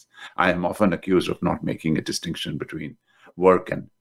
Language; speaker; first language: English; native; English